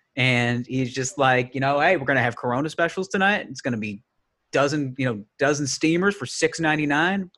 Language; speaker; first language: English; native; English